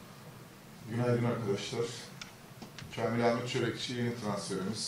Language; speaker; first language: Turkish; native; Turkish